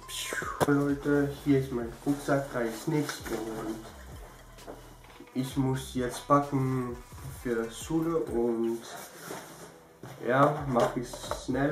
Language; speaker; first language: German; early bilingual, other home language; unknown